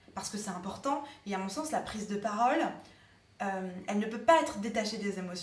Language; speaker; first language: French; native; French